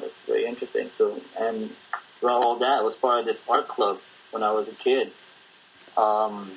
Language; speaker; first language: English; non-native, local second language; Filipino